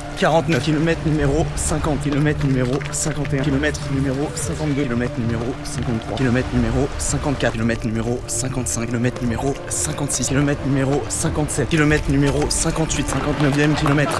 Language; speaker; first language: French; native; French